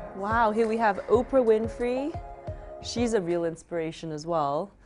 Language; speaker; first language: English; early bilingual, other home language; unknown